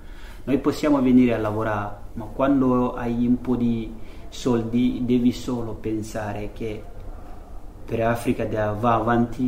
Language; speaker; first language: Italian; non-native, learner; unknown